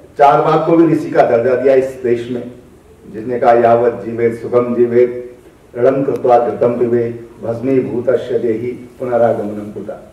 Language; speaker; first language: Hindi; native; Hindi